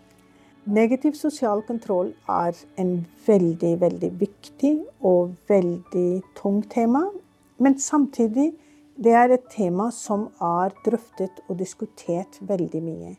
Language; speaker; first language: Norwegian; non-native, fluent; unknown